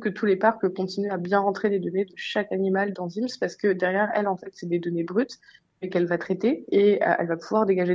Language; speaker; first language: French; native; French